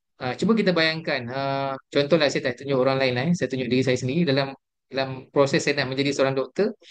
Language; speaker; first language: Malay; native; Malay